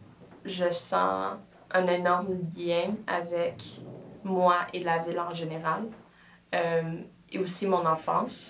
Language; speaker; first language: French; non-native, local second language; English